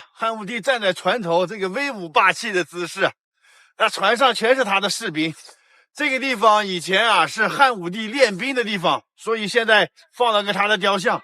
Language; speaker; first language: Chinese; native; Chinese